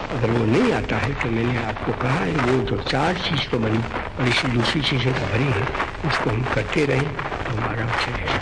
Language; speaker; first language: Hindi; non-native, local second language; Gujarati